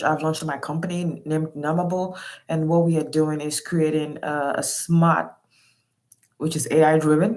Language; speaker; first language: English; non-native, local second language; Yoruba